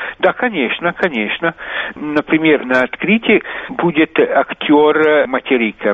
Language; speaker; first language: Russian; non-native, fluent; Italian